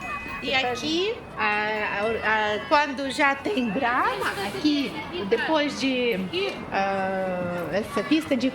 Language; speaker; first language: Portuguese; non-native, fluent; Russian